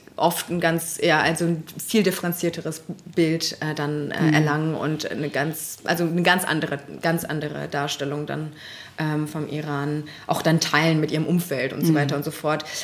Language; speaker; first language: German; early bilingual, other home language; Persian